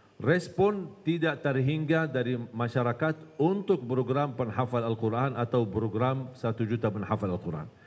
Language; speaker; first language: Malay; non-native, fluent; Arabic